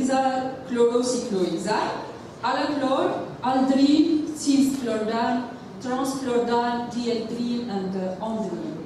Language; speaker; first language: English; non-native, local second language; Arabic